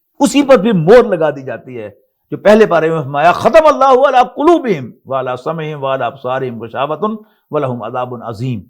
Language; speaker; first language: Urdu; non-native, local second language; Punjabi